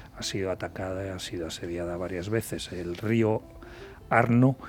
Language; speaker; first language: Spanish; native; Spanish